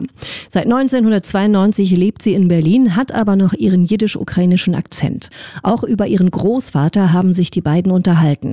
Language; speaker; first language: German; native; German